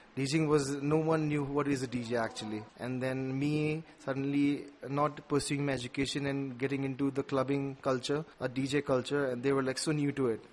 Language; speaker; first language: English; non-native, local second language; Nepali